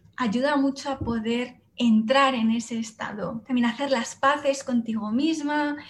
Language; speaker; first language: Spanish; native; Spanish